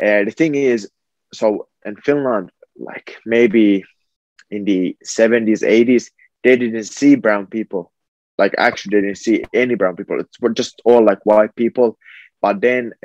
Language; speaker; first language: English; non-native, fluent; Finnish